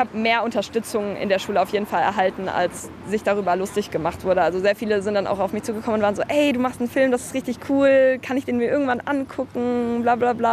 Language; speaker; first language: German; native; German